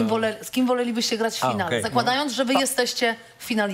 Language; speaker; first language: Polish; native; Polish